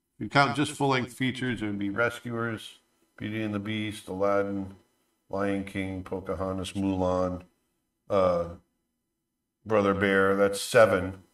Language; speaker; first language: English; native; English